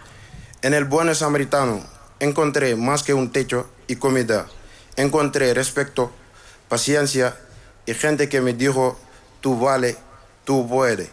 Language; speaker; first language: Spanish; non-native, learner; Wolof